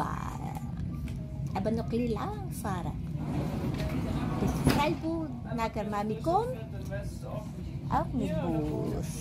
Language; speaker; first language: German; non-native, learner; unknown